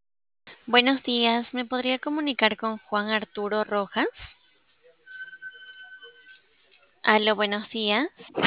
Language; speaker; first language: Spanish; native; Spanish